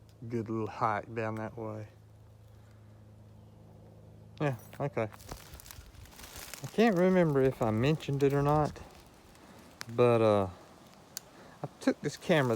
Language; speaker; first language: English; native; English